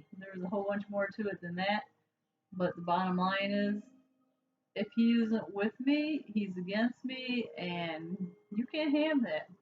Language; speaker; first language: English; native; English